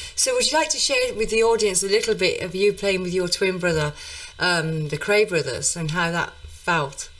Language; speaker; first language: English; native; English